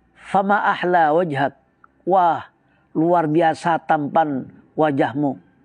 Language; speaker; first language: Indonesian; non-native, local second language; Madurese